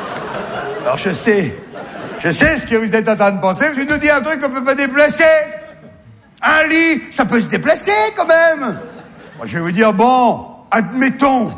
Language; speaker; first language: French; native; French